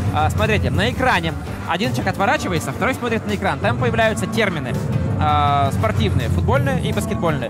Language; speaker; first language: Russian; native; Russian